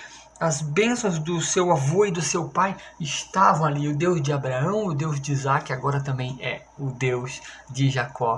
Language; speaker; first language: Portuguese; native; Portuguese